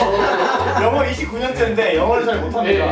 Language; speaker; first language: Korean; native; Korean